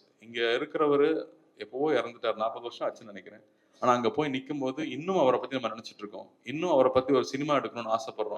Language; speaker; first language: Tamil; native; Tamil